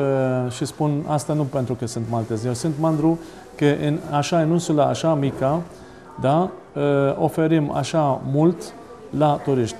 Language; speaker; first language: Romanian; non-native, learner; Maltese